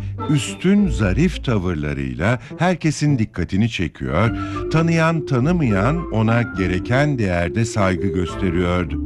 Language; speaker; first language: Turkish; native; Turkish